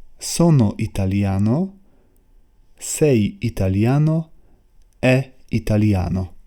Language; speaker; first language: Italian; non-native, learner; Polish